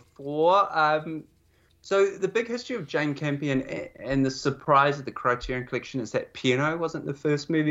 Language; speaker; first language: English; native; English